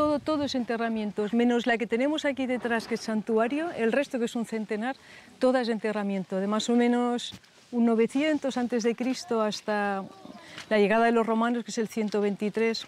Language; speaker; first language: Spanish; non-native, local second language; Catalan